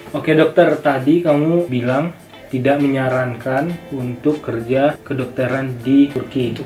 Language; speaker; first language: Indonesian; native; Indonesian